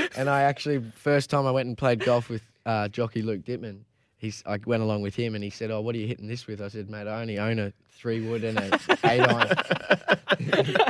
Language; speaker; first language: English; native; English